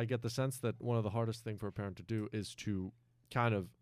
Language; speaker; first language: English; non-native, fluent; French